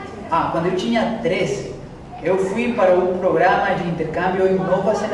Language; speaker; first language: Portuguese; non-native, fluent; Spanish